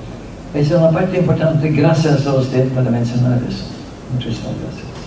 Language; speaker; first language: Spanish; non-native, fluent; Norwegian